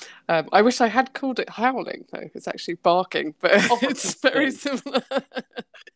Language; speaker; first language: English; native; English